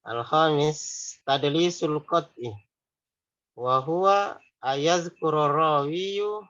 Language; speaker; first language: Arabic; non-native, learner; Indonesian